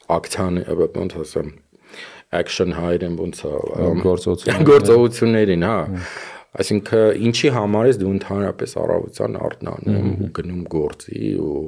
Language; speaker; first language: Armenian; native; Armenian